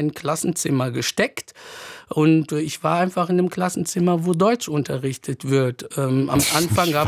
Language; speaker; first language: German; non-native, fluent; Arabic